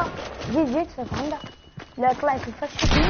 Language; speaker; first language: Arabic; native; Arabic